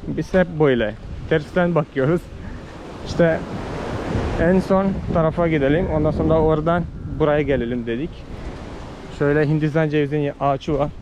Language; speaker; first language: Turkish; non-native, fluent; Malayalam